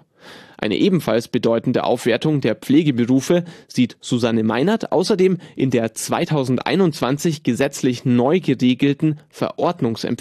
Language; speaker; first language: German; native; German